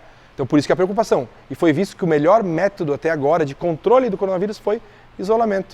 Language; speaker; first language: Portuguese; native; Portuguese